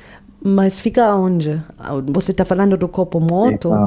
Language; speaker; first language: Portuguese; non-native, fluent; German